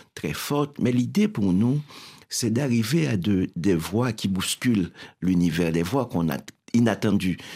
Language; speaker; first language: French; non-native, local second language; Haitian Creole